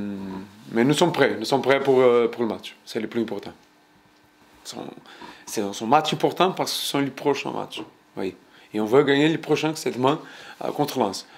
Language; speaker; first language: French; non-native, fluent; Portuguese